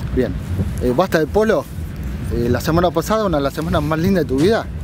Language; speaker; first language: Spanish; native; Spanish